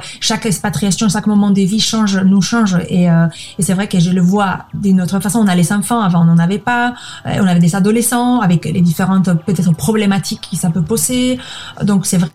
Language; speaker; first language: French; non-native, fluent; Spanish